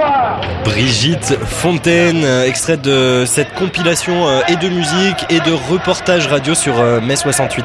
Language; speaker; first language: French; native; French